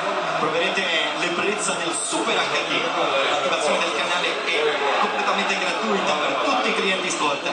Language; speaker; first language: Italian; native; Italian